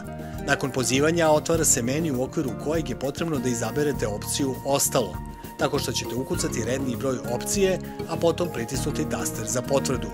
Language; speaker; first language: Serbian; native; Serbian